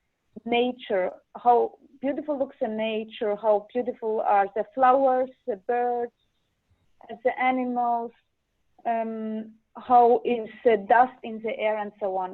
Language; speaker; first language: English; non-native, learner; Latvian